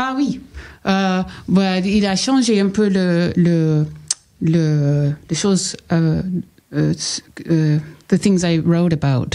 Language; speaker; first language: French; non-native, local second language; English